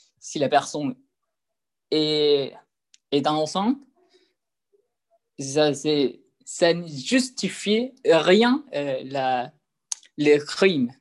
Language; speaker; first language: French; non-native, learner; Spanish